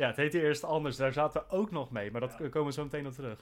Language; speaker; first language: Dutch; native; Dutch